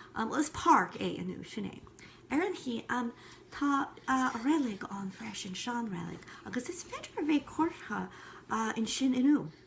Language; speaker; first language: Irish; non-native, learner; English